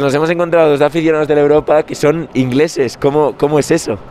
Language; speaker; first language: Spanish; native; Spanish